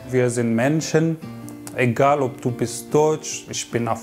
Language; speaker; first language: German; non-native, learner; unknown